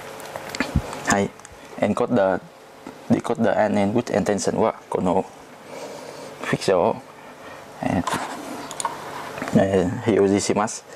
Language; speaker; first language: Japanese; non-native, learner; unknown